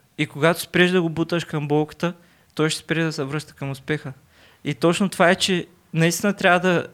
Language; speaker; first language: Bulgarian; non-native, local second language; Turkish